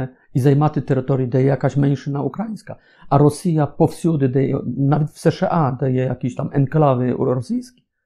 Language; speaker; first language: Ukrainian; non-native, fluent; Polish